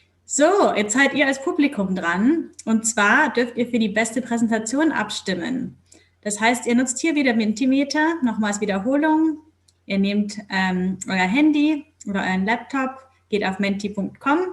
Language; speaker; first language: German; native; German